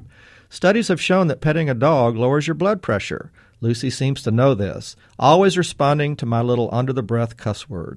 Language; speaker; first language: English; native; English